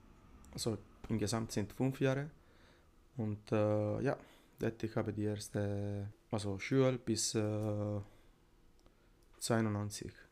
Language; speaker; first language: German; non-native, learner; Italian